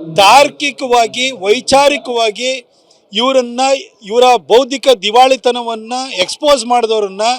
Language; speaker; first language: Kannada; native; Kannada